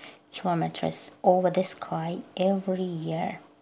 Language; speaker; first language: English; non-native, fluent; Azerbaijani